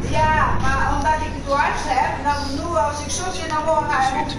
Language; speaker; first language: Dutch; non-native, learner; Portuguese